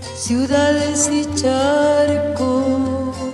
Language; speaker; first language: French; non-native, fluent; Spanish